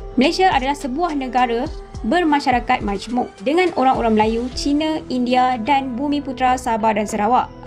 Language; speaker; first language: Malay; native; Malay